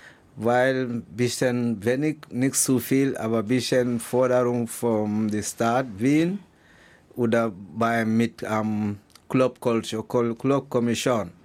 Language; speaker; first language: German; non-native, learner; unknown